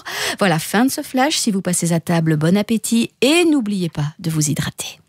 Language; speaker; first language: French; native; French